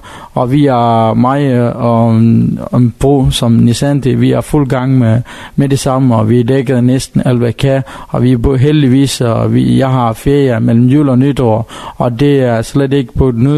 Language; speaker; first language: Danish; non-native, learner; Tamil